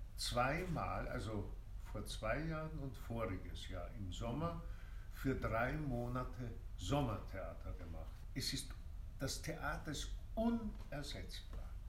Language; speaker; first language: German; native; German